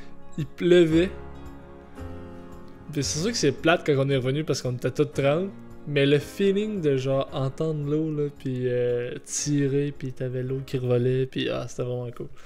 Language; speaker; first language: French; native; French